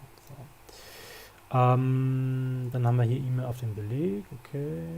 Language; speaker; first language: German; native; German